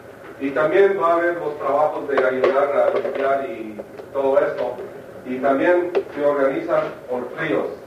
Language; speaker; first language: Spanish; non-native, fluent; English